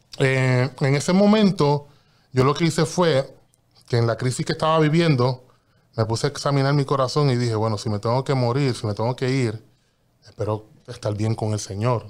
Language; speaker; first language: Spanish; native; Spanish